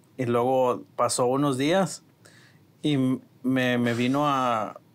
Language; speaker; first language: Spanish; native; Spanish